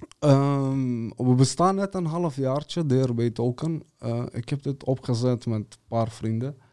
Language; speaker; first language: Dutch; early bilingual, other home language; Serbian